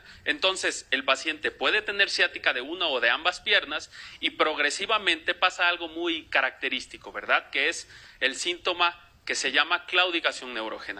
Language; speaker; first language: Spanish; native; Spanish